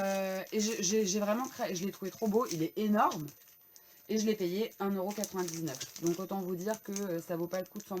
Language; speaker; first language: French; native; French